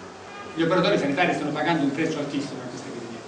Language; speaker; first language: Italian; native; Italian